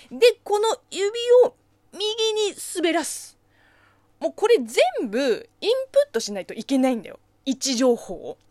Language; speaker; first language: Japanese; non-native, fluent; Chinese